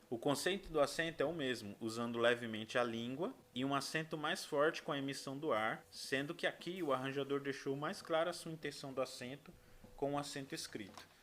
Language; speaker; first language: Portuguese; native; Portuguese